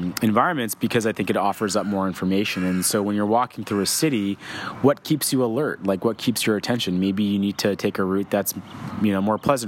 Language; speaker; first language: English; native; English